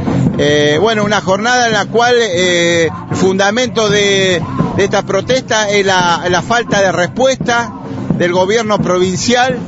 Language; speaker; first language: Spanish; native; Spanish